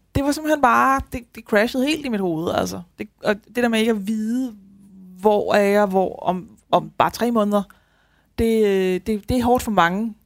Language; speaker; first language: Danish; native; Danish